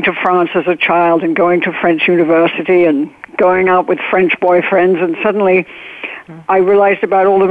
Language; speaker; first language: English; native; English